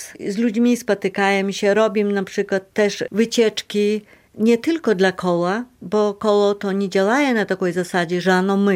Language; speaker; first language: Polish; non-native, local second language; Belarusian